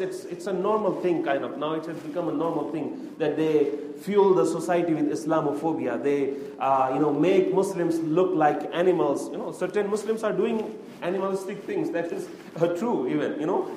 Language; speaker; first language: English; non-native, local second language; Urdu